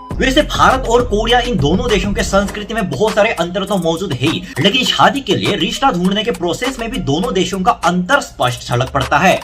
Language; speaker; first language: Hindi; non-native, fluent; Korean